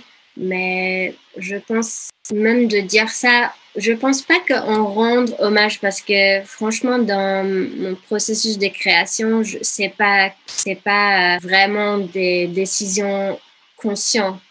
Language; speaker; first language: French; non-native, fluent; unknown